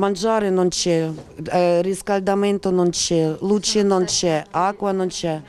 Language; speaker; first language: Italian; non-native, learner; Ukrainian